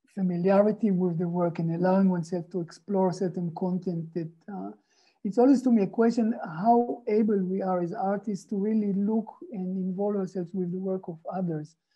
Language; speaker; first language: English; non-native, fluent; Hebrew